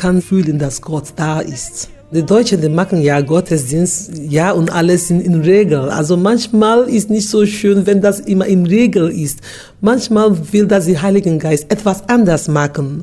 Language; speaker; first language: German; non-native, learner; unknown